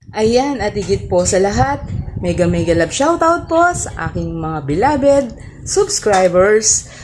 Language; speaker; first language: Filipino; native; Filipino